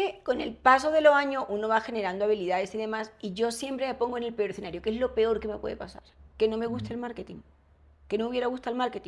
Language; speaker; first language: Spanish; native; Spanish